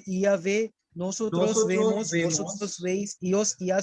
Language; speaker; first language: Spanish; non-native, learner; Hindi